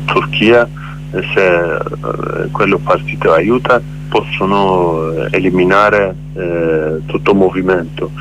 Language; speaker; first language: Italian; non-native, learner; Kurdish